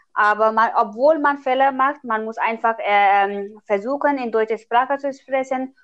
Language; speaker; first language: German; non-native, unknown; Nepali